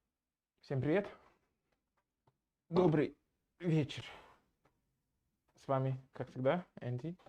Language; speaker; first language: Russian; non-native, fluent; English